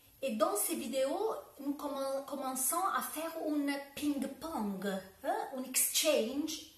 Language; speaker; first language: French; non-native, learner; Italian